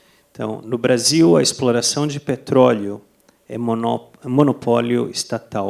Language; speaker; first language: Portuguese; non-native, fluent; Spanish